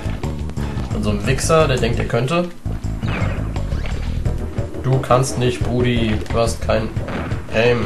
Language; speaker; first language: German; native; German